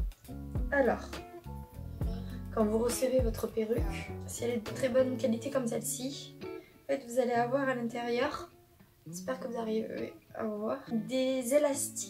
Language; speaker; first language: French; native; French